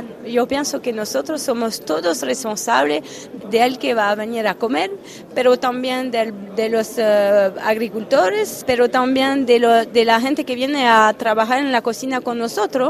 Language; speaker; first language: Spanish; non-native, fluent; French